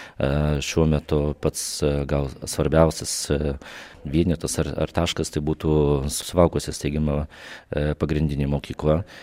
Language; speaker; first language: Lithuanian; native; Lithuanian